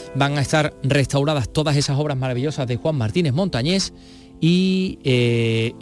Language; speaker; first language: Spanish; native; Spanish